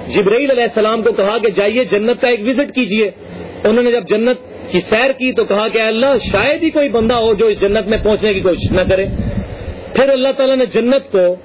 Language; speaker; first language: Urdu; non-native, local second language; Punjabi